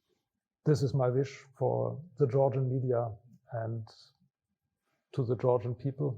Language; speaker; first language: English; non-native, fluent; German